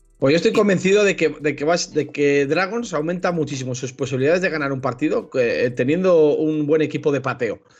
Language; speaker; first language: Spanish; native; Spanish